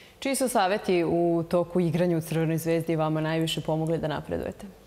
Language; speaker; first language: Serbian; native; Serbian